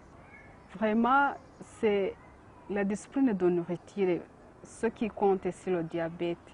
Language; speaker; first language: French; non-native, local second language; Kinyarwanda